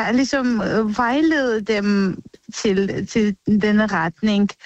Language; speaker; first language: Danish; non-native, fluent; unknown